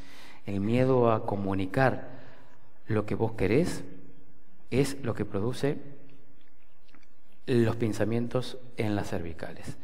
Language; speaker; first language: Spanish; native; Spanish